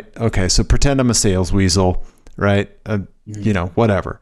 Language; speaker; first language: English; native; English